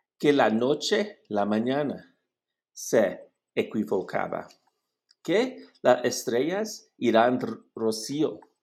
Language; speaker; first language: Spanish; non-native, learner; English